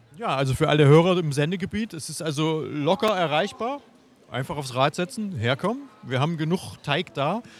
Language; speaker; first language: German; native; German